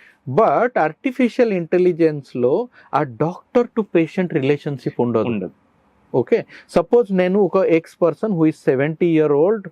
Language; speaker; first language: Telugu; non-native, learner; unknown